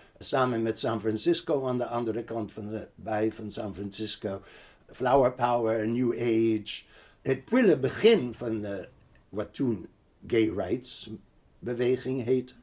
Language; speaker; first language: Dutch; non-native, fluent; English